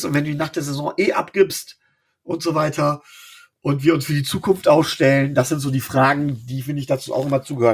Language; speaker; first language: German; native; German